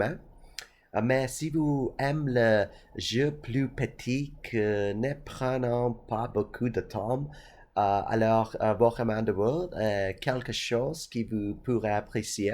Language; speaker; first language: French; non-native, learner; English